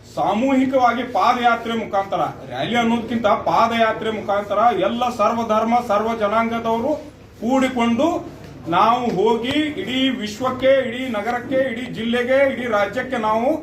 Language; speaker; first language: Kannada; non-native, local second language; Urdu